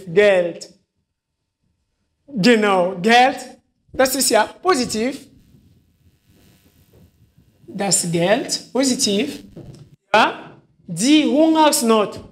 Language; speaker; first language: German; non-native, fluent; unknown